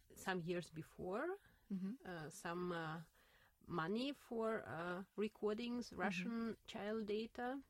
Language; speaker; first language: English; non-native, fluent; Russian